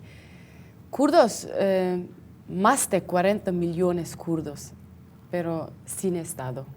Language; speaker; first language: Spanish; non-native, fluent; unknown